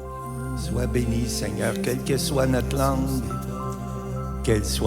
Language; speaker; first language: French; native; French